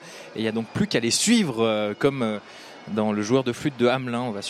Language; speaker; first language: French; native; French